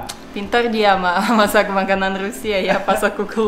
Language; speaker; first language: Indonesian; non-native, learner; Russian